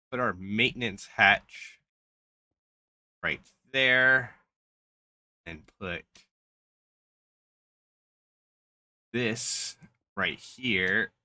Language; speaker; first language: English; native; English